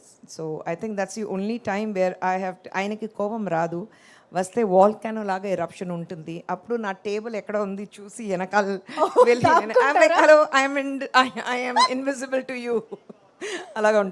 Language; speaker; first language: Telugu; non-native, local second language; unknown